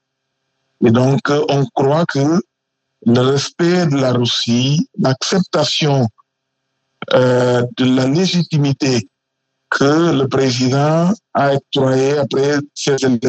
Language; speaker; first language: French; non-native, fluent; Portuguese